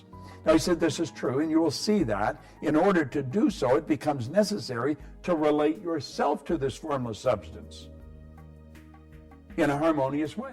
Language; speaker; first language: English; native; English